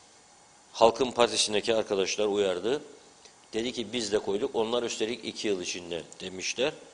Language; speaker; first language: Turkish; native; Turkish